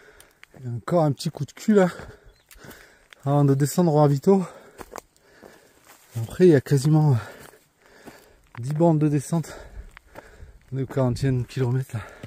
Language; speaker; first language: French; native; French